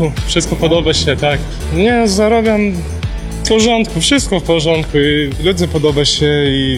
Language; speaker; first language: Polish; non-native, learner; Ukrainian